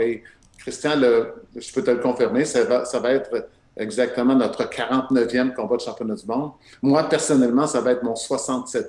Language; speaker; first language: French; native; French